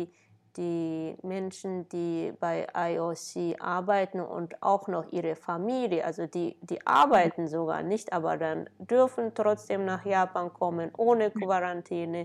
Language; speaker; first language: German; non-native, fluent; Japanese